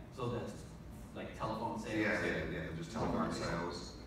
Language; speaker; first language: English; native; English